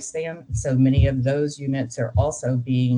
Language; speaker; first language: English; native; English